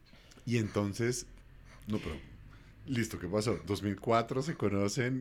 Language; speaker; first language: Spanish; native; Spanish